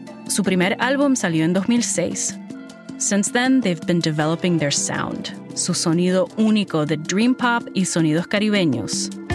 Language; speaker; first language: Spanish; early bilingual, heritage; Spanish